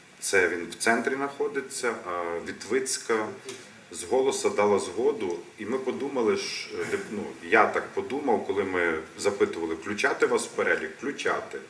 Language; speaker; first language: Ukrainian; native; Ukrainian